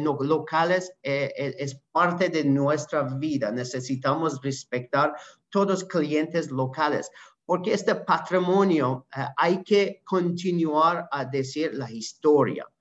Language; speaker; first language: Spanish; non-native, learner; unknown